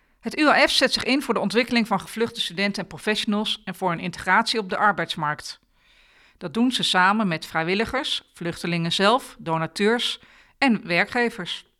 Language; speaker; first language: Dutch; native; Dutch